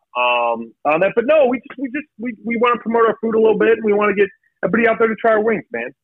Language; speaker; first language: English; native; English